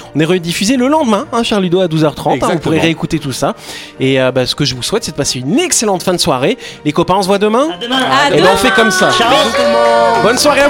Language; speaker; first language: French; native; French